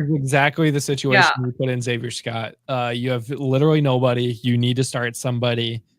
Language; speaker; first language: English; native; English